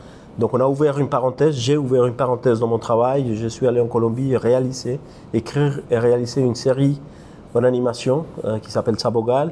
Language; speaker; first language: French; non-native, fluent; Spanish